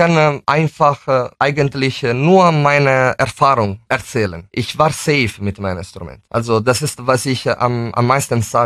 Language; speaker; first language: German; non-native, fluent; Italian